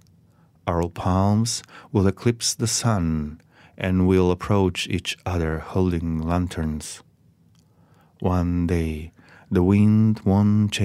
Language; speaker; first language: English; non-native, fluent; Macedonian